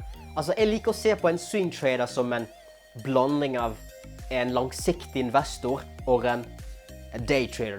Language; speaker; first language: Norwegian; native; Norwegian